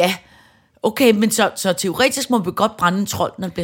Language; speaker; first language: Danish; native; Danish